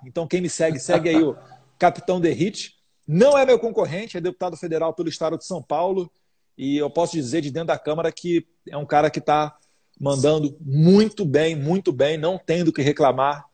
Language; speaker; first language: Portuguese; native; Portuguese